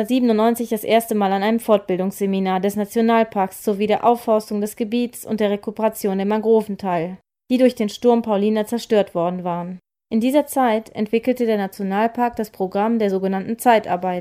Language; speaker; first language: German; native; German